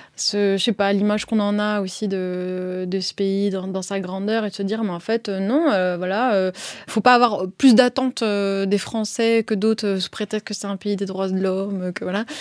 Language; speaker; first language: French; early bilingual, other home language; Arabic